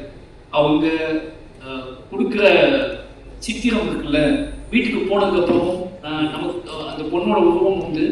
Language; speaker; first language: Tamil; native; Tamil